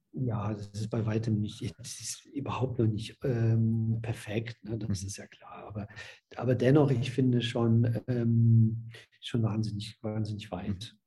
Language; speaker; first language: German; early bilingual, other home language; Russian